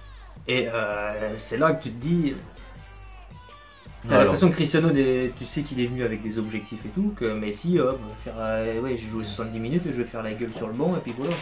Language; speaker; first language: French; native; French